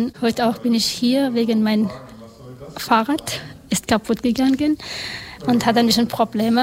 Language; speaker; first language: German; non-native, learner; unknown